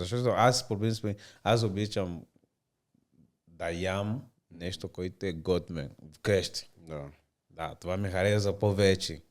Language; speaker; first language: Bulgarian; non-native, learner; Portuguese